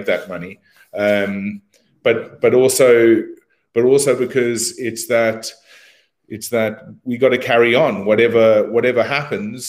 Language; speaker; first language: English; native; English